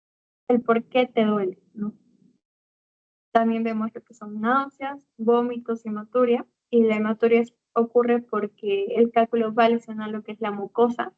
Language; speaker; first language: Spanish; native; Spanish